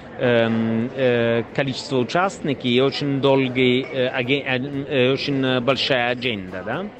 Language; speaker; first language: Russian; non-native, fluent; Italian